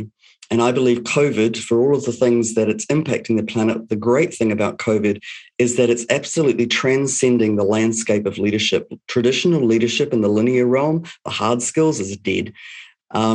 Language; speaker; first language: English; native; English